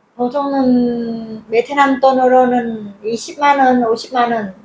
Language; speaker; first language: Korean; non-native, learner; Vietnamese